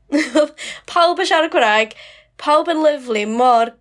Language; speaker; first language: Welsh; non-native, fluent; English